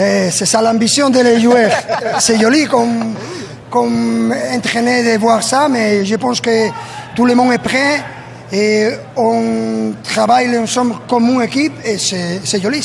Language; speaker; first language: French; non-native, learner; Spanish